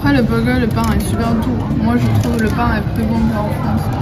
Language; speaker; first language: French; non-native, learner; Chinese